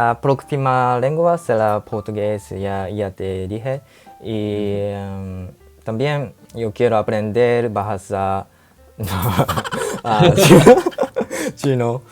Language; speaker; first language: Spanish; non-native, fluent; Japanese